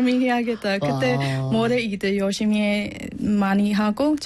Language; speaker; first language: Korean; non-native, learner; Burmese